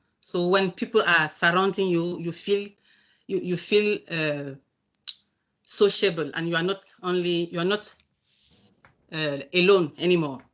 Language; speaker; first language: English; non-native, learner; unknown